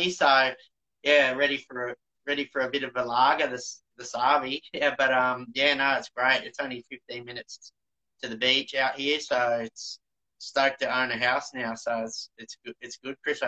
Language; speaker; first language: English; native; English